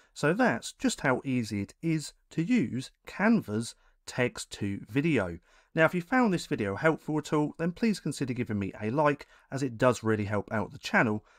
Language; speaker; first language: English; native; English